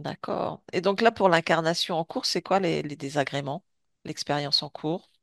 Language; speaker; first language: French; native; French